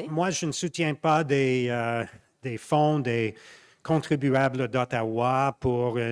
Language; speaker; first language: French; non-native, local second language; English